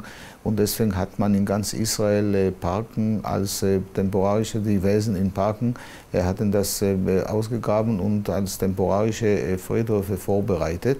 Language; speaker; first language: German; non-native, fluent; Hebrew